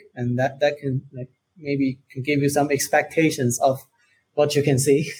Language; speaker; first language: English; non-native, fluent; Chinese